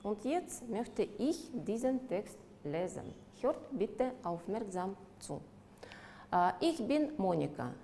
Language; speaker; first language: German; non-native, fluent; Russian